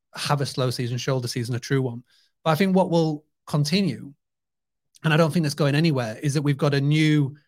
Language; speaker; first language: English; native; English